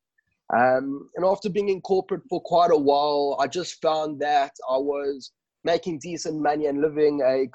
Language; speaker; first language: English; native; English